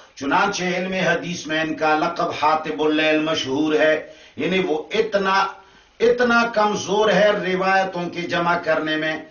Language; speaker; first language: Urdu; non-native, local second language; Pashto